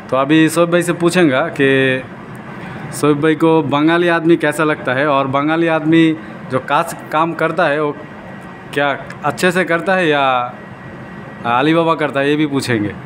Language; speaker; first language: Hindi; non-native, learner; Bangla